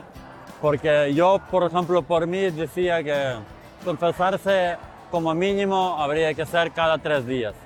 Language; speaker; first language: Spanish; non-native, fluent; Ukrainian